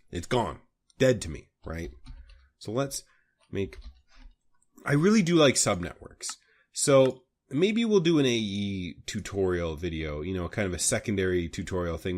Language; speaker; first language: English; native; English